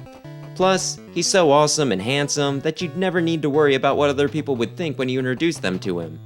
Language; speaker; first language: English; native; English